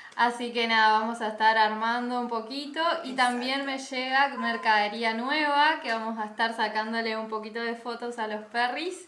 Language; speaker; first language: Spanish; native; Spanish